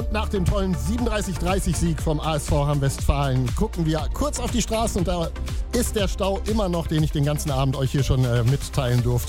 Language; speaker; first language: German; native; German